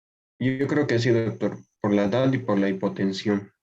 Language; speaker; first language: Spanish; native; Spanish